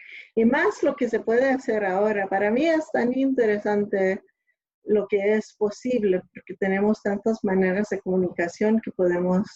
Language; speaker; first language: Spanish; early bilingual, other home language; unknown